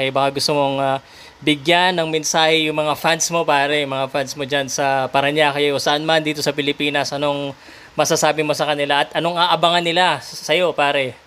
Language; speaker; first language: Filipino; native; Filipino